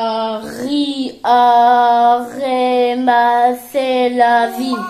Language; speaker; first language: French; native; French